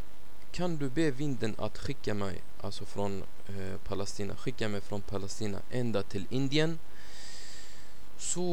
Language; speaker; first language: Swedish; non-native, fluent; Arabic